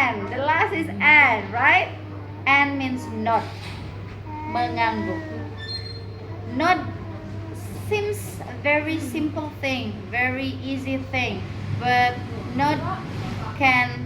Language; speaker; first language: English; non-native, fluent; Indonesian